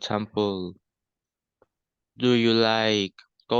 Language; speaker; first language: English; non-native, learner; Spanish